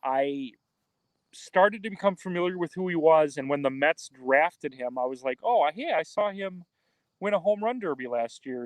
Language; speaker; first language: English; native; English